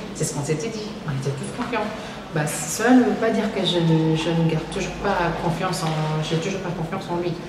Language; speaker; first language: French; non-native, local second language; Wolof